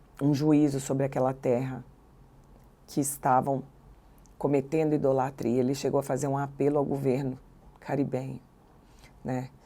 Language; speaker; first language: Portuguese; native; Portuguese